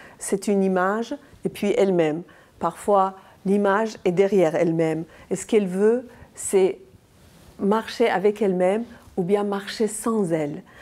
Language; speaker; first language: French; non-native, fluent; Persian